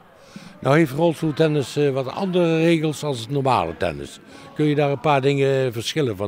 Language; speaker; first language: Dutch; native; Dutch